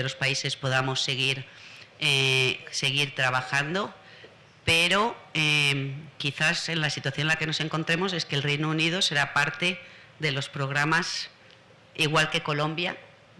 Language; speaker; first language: Spanish; native; Spanish